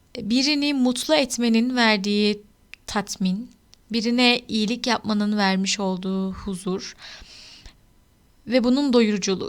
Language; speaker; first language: Turkish; native; Turkish